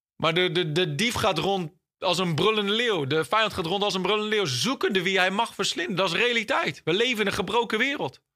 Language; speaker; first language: Dutch; non-native, fluent; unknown